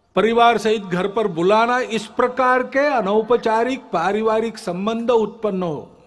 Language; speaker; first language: Hindi; non-native, local second language; Marathi